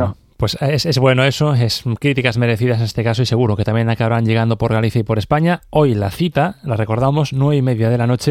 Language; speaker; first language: Spanish; native; Spanish